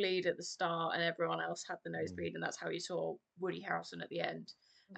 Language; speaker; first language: English; native; English